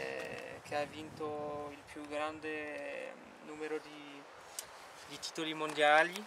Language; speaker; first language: Italian; non-native, fluent; French